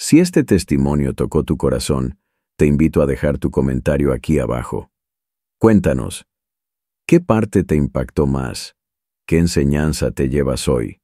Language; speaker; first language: Spanish; native; Spanish